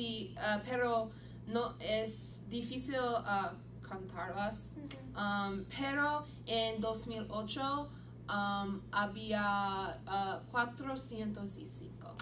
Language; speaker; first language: Spanish; non-native, learner; English